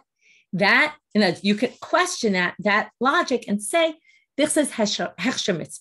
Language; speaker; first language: English; native; English